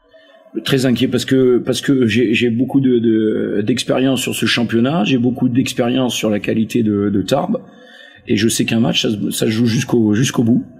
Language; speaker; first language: French; native; French